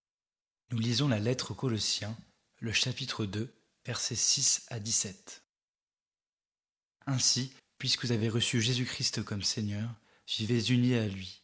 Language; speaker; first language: French; native; French